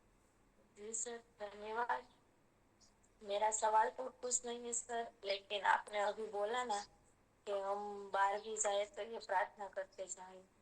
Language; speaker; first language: Hindi; native; Hindi